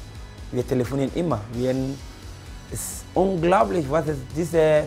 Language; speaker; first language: German; non-native, fluent; Akan